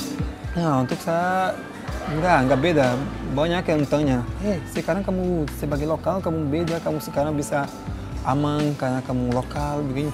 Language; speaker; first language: Indonesian; non-native, fluent; Portuguese